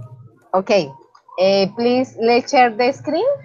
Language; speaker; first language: English; non-native, learner; Spanish